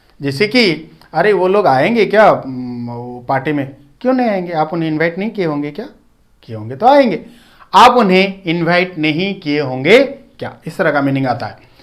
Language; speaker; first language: Hindi; non-native, local second language; Odia